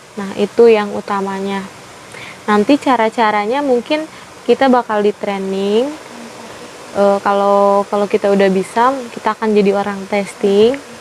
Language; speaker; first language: Indonesian; native; Indonesian